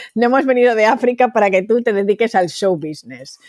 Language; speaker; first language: Spanish; native; Spanish